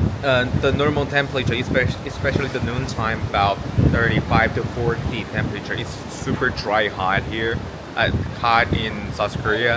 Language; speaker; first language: English; non-native, learner; Korean